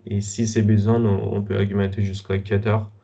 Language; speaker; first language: French; non-native, fluent; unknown